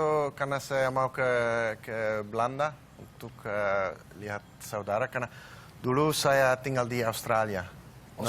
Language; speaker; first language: Indonesian; non-native, learner; Dutch